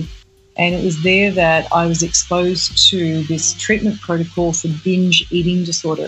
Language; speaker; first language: English; native; English